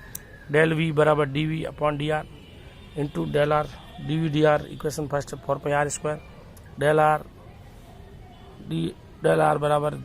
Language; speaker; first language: Hindi; native; Hindi